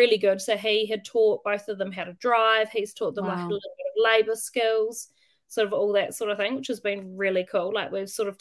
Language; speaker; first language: English; native; English